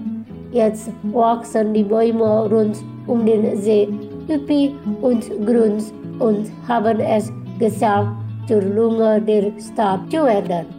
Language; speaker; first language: German; non-native, fluent; Indonesian